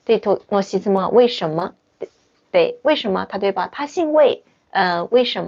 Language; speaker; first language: Japanese; non-native, fluent; Chinese